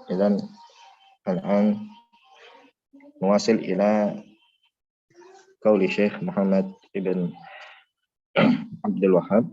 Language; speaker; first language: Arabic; non-native, fluent; Indonesian